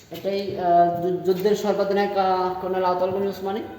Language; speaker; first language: Bangla; non-native, local second language; Sylheti